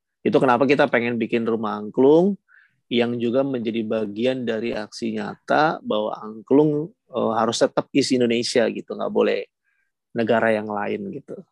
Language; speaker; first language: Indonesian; native; Indonesian